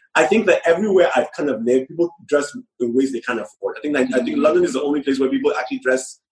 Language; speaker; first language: English; non-native, local second language; Yoruba